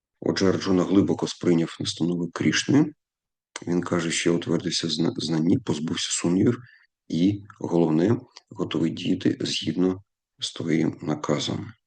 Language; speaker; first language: Ukrainian; non-native, local second language; Russian